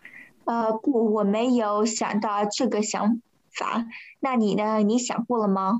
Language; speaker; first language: Chinese; early bilingual, heritage; Chinese